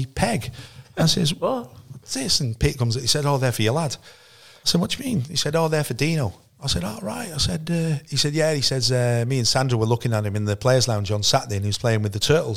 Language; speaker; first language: English; native; English